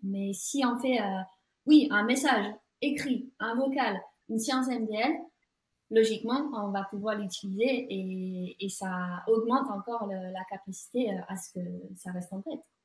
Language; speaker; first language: French; non-native, fluent; English